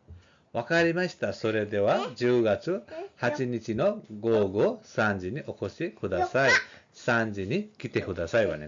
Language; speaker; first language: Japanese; non-native, learner; Nepali